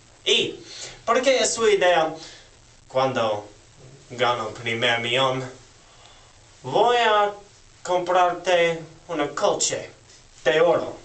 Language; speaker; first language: Spanish; non-native, learner; English